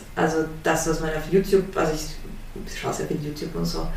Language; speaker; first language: German; early bilingual, heritage; German